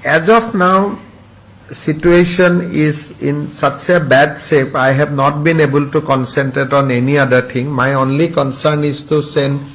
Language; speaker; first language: English; non-native, local second language; Assamese